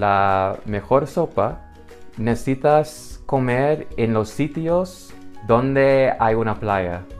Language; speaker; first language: Spanish; non-native, fluent; English